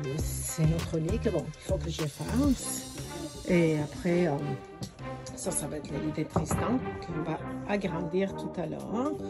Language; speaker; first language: French; non-native, fluent; Spanish